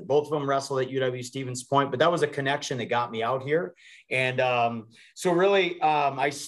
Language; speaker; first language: English; native; English